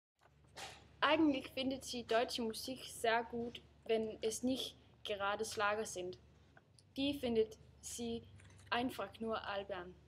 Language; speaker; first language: German; non-native, learner; Danish